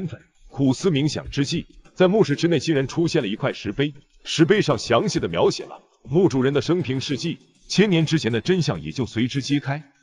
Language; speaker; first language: Chinese; native; Chinese